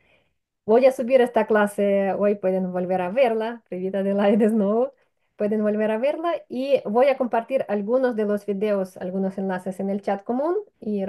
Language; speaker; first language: Spanish; non-native, fluent; Ukrainian